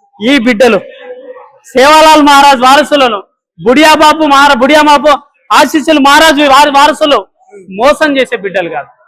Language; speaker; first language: Telugu; non-native, local second language; Lambadi